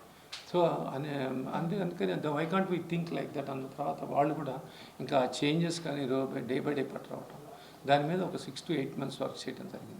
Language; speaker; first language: Telugu; native; Telugu